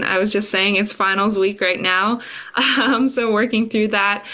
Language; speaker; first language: English; native; English